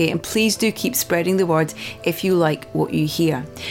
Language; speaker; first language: English; native; English